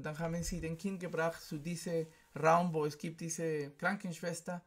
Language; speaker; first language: German; non-native, fluent; Spanish